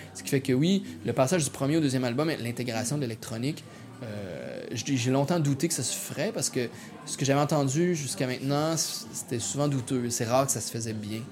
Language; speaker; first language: French; native; French